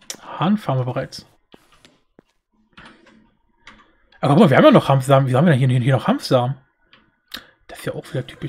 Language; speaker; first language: German; native; German